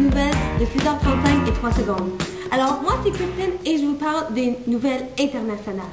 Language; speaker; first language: French; non-native, local second language; English